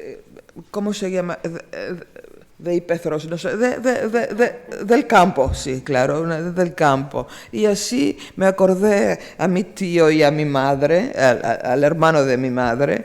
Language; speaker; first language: Spanish; non-native, fluent; Greek